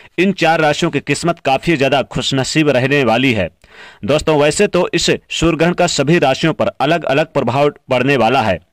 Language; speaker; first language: Hindi; native; Hindi